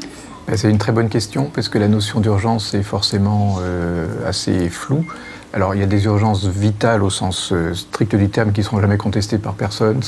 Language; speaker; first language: French; native; French